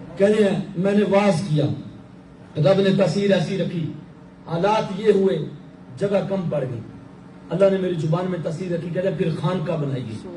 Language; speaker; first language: Urdu; non-native, local second language; Punjabi